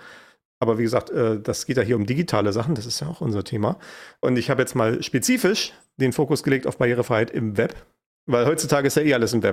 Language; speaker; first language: German; native; German